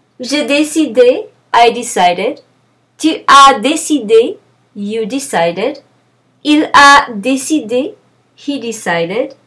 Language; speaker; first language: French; non-native, fluent; English